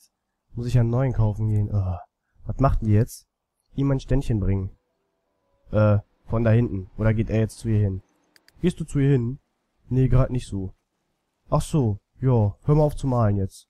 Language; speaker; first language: German; native; German